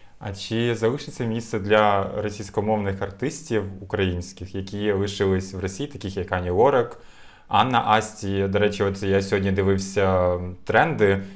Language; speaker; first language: Ukrainian; non-native, local second language; Russian